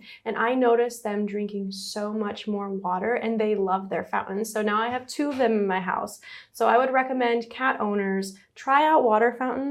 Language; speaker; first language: English; native; English